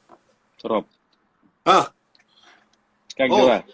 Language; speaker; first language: Russian; native; Russian